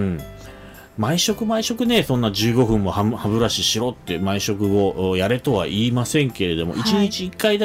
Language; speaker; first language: Japanese; native; Japanese